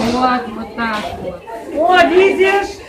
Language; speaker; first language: Russian; native; Russian